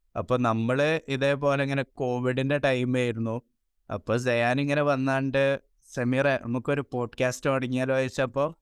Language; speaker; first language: Malayalam; early bilingual, heritage; Malayalam